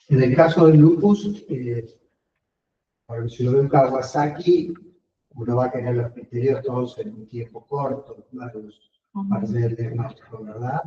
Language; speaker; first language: Spanish; native; Spanish